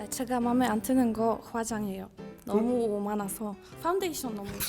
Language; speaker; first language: Korean; non-native, learner; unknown